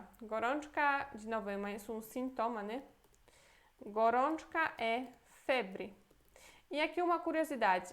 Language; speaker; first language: Portuguese; non-native, fluent; Polish